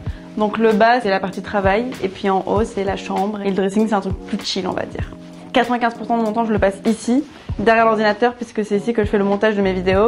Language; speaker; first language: French; native; French